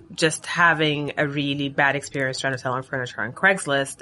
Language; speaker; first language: English; non-native, fluent; Arabic